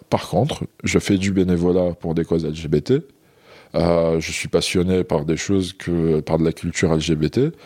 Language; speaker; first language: French; non-native, local second language; Arabic